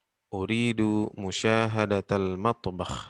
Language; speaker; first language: Arabic; non-native, fluent; Indonesian